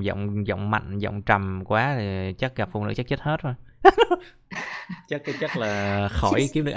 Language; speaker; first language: Vietnamese; native; Vietnamese